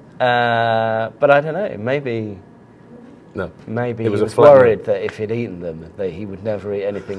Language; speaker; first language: English; native; English